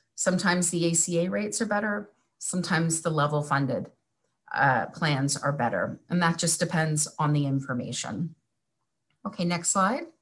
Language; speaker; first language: English; native; English